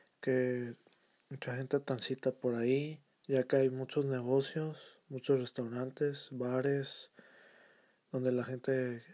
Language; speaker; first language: Spanish; early bilingual, heritage; Spanish